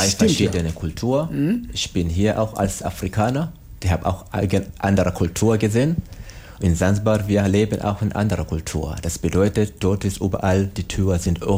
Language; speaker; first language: German; non-native, learner; Swahili